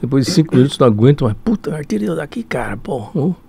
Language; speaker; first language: Portuguese; early bilingual, other home language; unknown